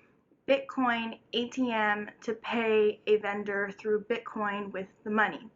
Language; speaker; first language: English; native; English